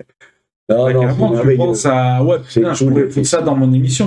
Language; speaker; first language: French; native; French